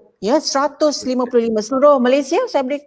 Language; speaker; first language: Malay; native; Malay